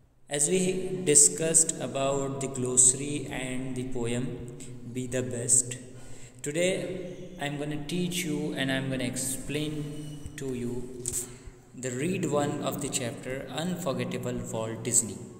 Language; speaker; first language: English; non-native, local second language; Gujarati